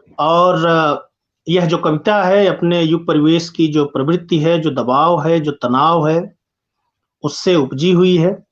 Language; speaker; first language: Hindi; native; Hindi